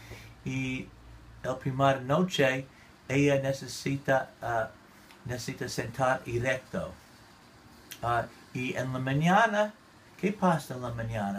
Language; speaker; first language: Spanish; non-native, learner; English